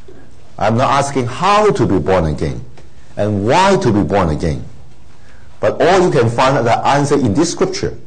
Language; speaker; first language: English; non-native, fluent; Chinese